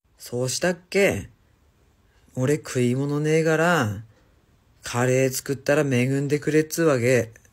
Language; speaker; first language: Japanese; native; Japanese